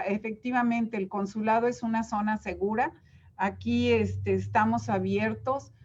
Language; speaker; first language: Spanish; native; Spanish